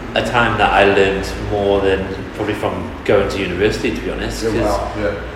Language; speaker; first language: English; native; English